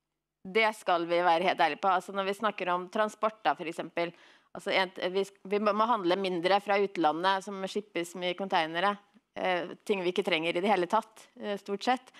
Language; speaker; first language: Norwegian; native; Norwegian